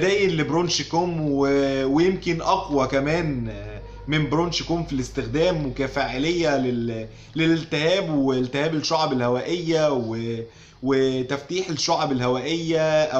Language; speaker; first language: Arabic; native; Arabic